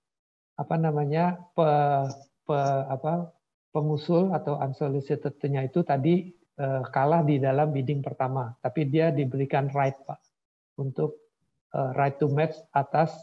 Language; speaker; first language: Indonesian; native; Indonesian